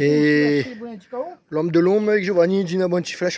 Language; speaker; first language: French; non-native, local second language; Réunion Creole French